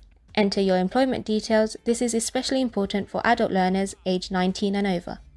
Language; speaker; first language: English; native; English